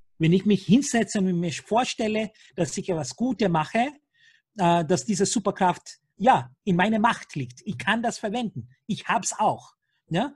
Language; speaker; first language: German; non-native, fluent; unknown